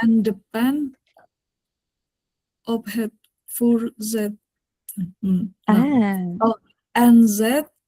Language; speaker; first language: Dutch; non-native, learner; Indonesian